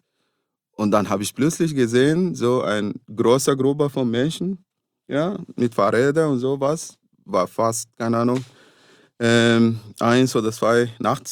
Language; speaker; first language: German; non-native, fluent; Arabic